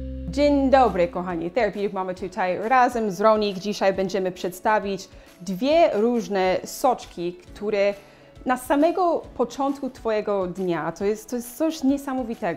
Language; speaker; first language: Polish; non-native, learner; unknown